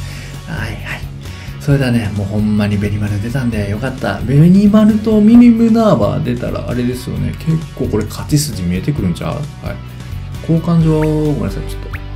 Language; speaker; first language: Japanese; native; Japanese